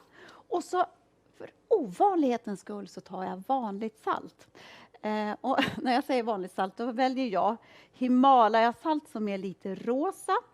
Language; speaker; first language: Swedish; native; Swedish